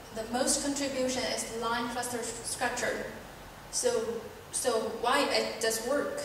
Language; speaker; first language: English; non-native, learner; Chinese